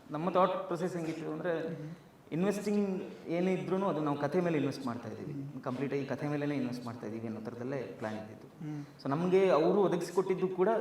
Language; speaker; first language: Kannada; native; Kannada